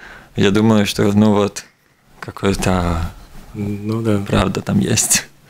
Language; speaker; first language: Russian; non-native, local second language; Latvian